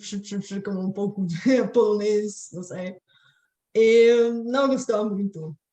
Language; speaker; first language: Portuguese; non-native, fluent; Bulgarian